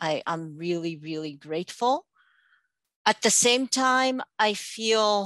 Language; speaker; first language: English; non-native, local second language; Japanese